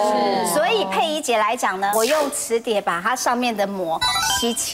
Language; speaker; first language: Chinese; native; Chinese